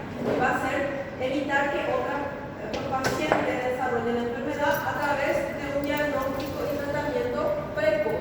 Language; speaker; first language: Spanish; native; Spanish